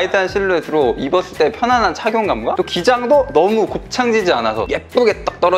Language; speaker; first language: Korean; native; Korean